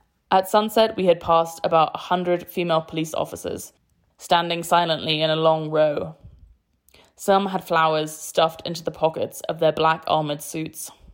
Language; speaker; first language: English; native; English